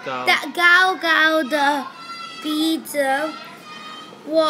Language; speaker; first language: Chinese; non-native, learner; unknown